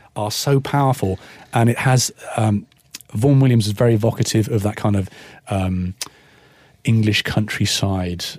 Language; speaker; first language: English; native; English